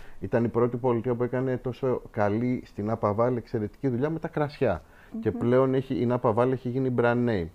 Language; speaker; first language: Greek; early bilingual, heritage; Greek